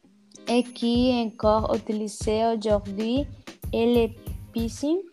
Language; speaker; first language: French; non-native, learner; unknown